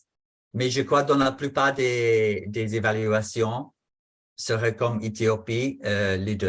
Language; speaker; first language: French; non-native, fluent; English